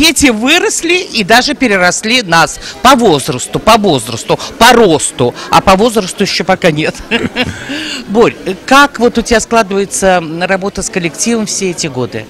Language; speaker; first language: Russian; native; Russian